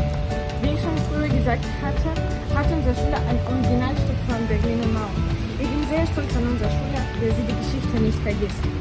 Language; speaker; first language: German; non-native, learner; Russian